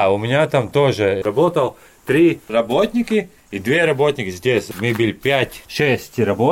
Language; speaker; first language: Russian; non-native, learner; Latvian